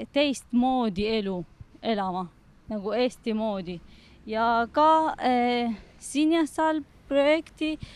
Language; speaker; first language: Estonian; non-native, learner; Arabic